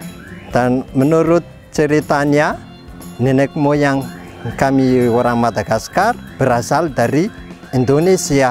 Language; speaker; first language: Indonesian; non-native, fluent; Malagasy